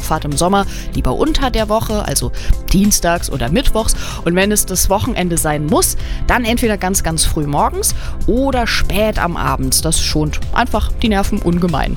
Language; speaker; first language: German; native; German